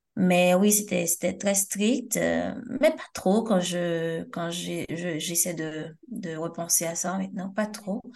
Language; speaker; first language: French; non-native, local second language; Haitian Creole